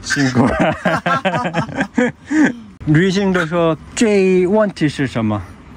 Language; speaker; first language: Chinese; non-native, learner; Korean